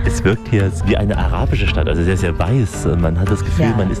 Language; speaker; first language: German; native; German